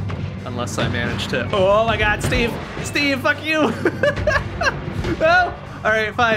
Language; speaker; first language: English; native; English